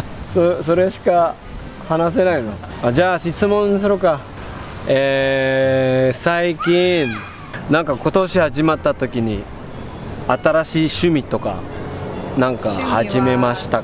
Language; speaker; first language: Japanese; non-native, learner; English